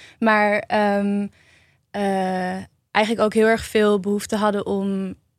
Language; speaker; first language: Dutch; native; Dutch